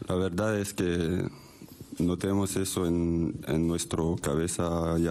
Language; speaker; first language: Spanish; non-native, fluent; French